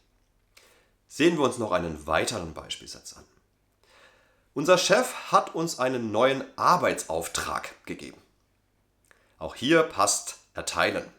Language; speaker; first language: German; native; German